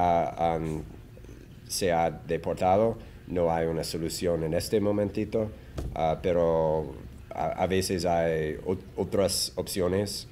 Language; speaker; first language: Spanish; non-native, learner; English